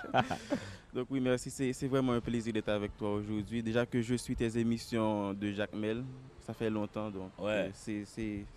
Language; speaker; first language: French; native; French